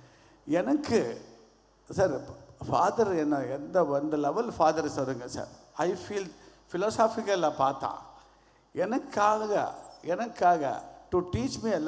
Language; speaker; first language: Tamil; non-native, learner; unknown